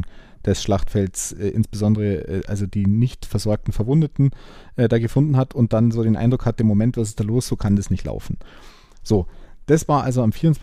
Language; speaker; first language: German; native; German